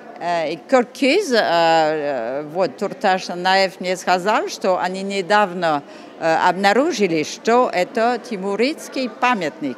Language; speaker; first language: Russian; non-native, fluent; French